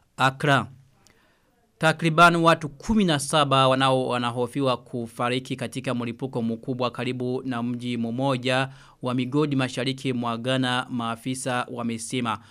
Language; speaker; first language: Swahili; non-native, local second language; Rundi